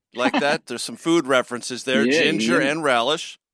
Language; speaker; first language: English; native; English